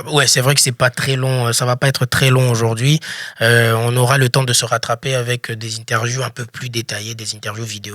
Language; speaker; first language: French; native; French